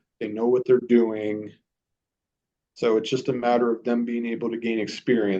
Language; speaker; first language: English; native; English